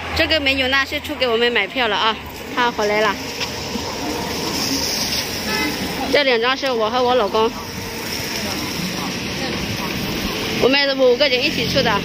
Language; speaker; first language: Chinese; non-native, fluent; Lao